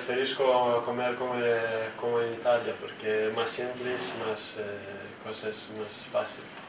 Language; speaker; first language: Spanish; non-native, learner; Lithuanian